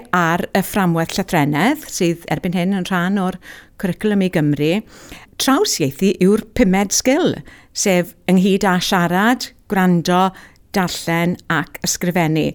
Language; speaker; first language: Welsh; native; Welsh